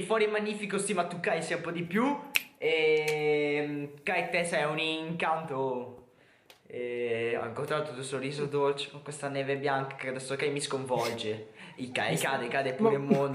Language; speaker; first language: Italian; native; Italian